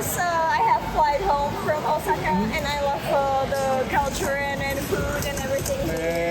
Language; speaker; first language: English; non-native, fluent; Czech